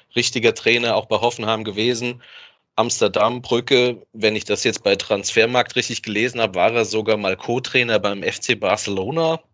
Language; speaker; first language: German; native; German